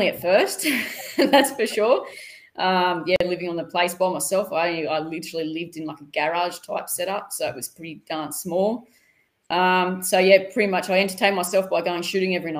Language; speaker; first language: English; native; English